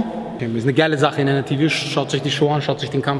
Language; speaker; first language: German; native; German